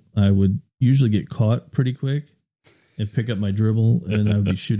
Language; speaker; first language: English; native; English